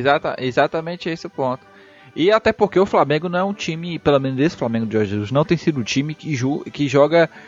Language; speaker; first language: Portuguese; native; Portuguese